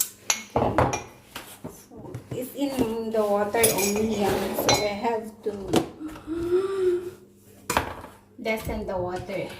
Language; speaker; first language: English; non-native, local second language; Filipino